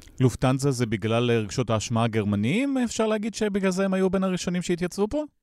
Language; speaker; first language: Hebrew; native; Hebrew